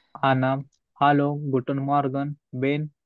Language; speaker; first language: German; non-native, learner; Marathi